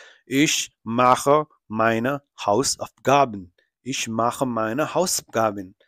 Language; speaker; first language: German; non-native, fluent; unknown